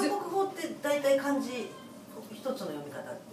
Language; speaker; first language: Japanese; native; Japanese